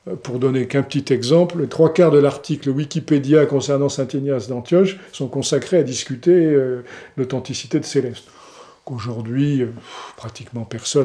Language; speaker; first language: French; native; French